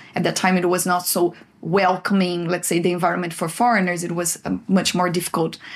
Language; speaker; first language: English; non-native, fluent; Portuguese